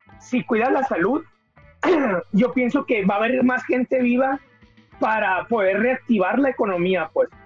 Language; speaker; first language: Spanish; native; Spanish